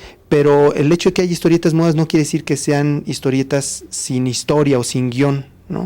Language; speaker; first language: Spanish; native; Spanish